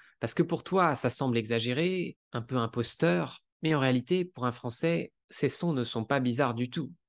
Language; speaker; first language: French; native; French